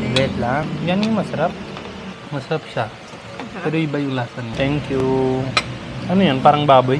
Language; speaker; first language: Filipino; non-native, learner; Hindi